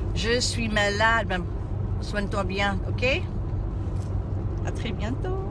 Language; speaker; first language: French; non-native, fluent; Thai